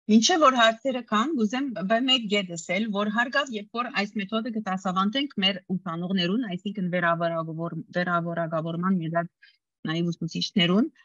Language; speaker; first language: Armenian; early bilingual, heritage; Armenian